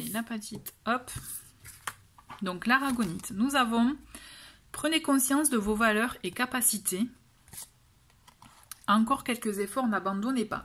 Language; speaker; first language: French; native; French